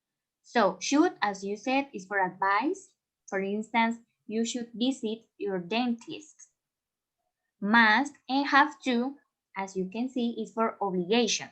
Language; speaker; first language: English; non-native, learner; Spanish